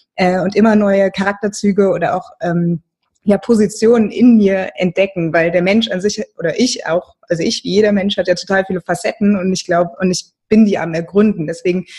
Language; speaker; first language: German; native; German